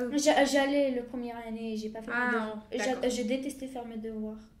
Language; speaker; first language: French; non-native, fluent; Bulgarian